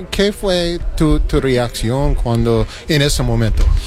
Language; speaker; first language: Spanish; non-native, fluent; English